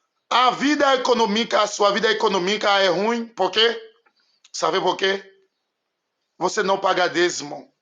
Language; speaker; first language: Portuguese; non-native, learner; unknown